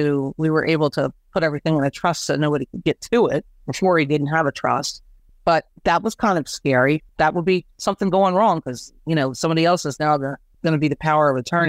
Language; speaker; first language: English; native; English